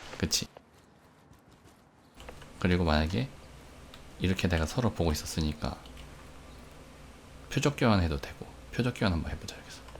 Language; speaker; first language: Korean; native; Korean